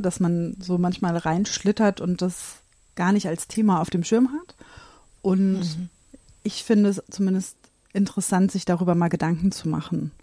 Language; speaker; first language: German; native; German